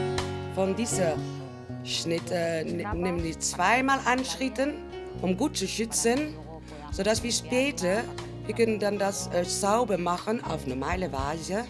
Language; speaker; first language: German; non-native, fluent; Spanish